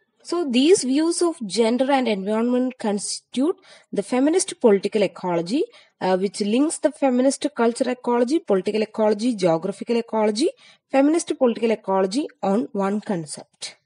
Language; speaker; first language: English; non-native, local second language; Malayalam